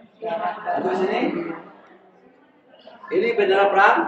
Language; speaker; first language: Indonesian; non-native, local second language; Sundanese